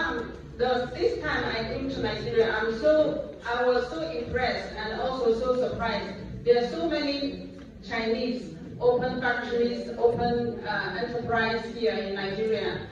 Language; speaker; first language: English; non-native, learner; Chinese